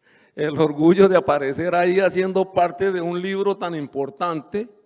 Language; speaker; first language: Spanish; native; Spanish